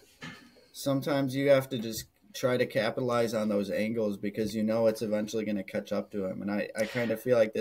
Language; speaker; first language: English; native; English